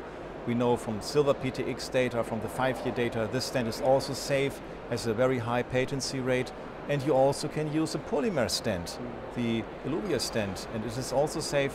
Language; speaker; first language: English; non-native, fluent; German